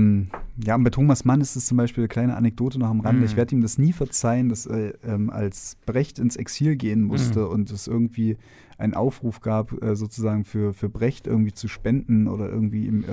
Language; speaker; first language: German; native; German